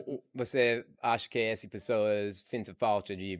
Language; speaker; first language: Portuguese; non-native, learner; English